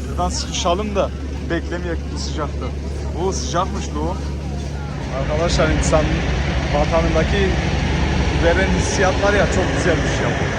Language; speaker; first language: Turkish; early bilingual, heritage; Turkish